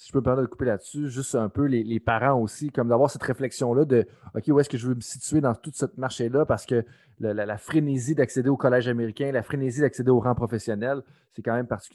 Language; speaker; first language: French; native; French